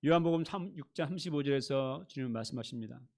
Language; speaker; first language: Korean; native; Korean